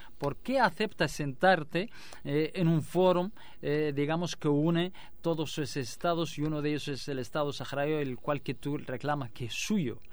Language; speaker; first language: Spanish; non-native, local second language; Arabic